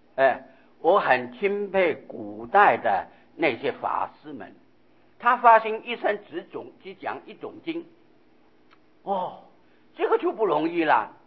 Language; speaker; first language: Chinese; non-native, local second language; Hakka Chinese